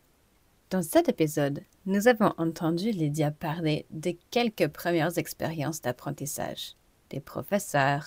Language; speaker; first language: French; non-native, fluent; English